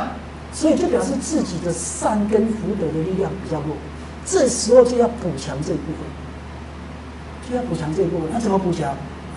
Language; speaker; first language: Chinese; native; Chinese